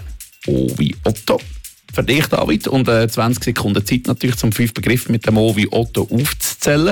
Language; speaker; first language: German; native; German